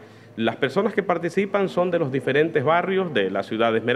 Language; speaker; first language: Spanish; native; Spanish